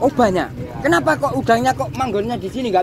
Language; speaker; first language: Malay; non-native, local second language; Javanese